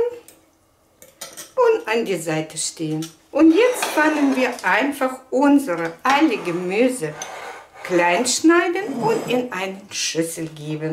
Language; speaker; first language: German; non-native, fluent; Russian